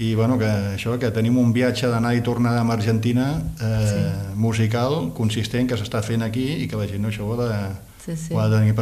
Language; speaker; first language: Catalan; native; Catalan